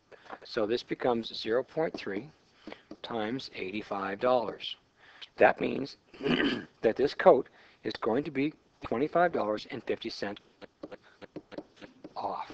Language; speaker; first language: English; native; English